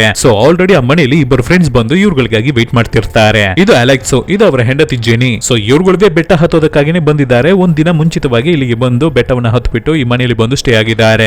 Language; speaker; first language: Kannada; native; Kannada